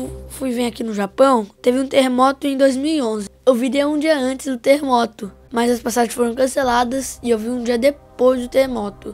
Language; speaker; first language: Portuguese; early bilingual, heritage; Portuguese